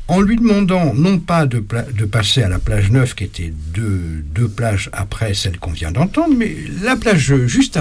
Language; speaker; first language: French; native; French